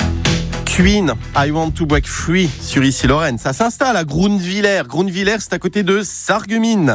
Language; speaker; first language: French; native; French